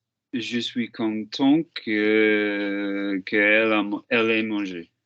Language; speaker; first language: French; non-native, learner; English